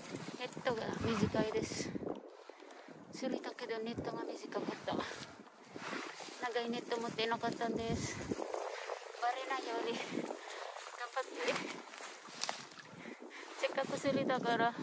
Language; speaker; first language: Japanese; non-native, learner; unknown